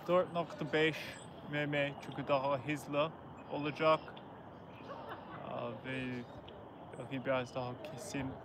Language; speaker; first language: Turkish; non-native, learner; English